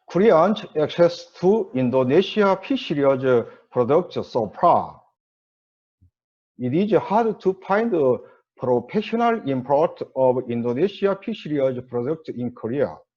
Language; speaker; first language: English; non-native, learner; Korean